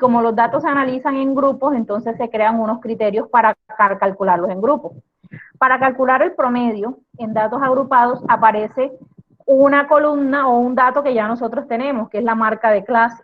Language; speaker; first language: Spanish; native; Spanish